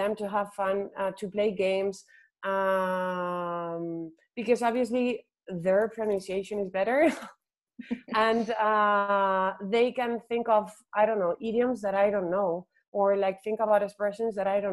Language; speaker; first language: English; non-native, fluent; Spanish